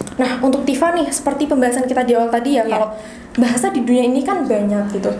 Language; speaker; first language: Indonesian; non-native, local second language; Javanese